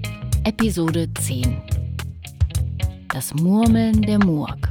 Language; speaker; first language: German; native; German